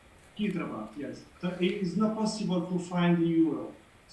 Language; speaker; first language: English; non-native, learner; Italian